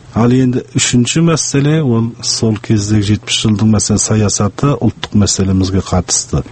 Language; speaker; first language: Kazakh; early bilingual, heritage; Kazakh